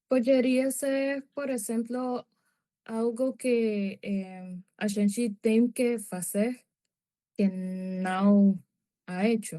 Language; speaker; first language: Portuguese; non-native, learner; Spanish